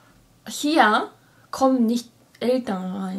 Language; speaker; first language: German; non-native, learner; Japanese